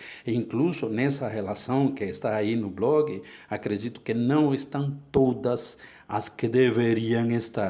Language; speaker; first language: Portuguese; non-native, fluent; Spanish